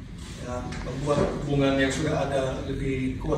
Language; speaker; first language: Indonesian; non-native, fluent; Dutch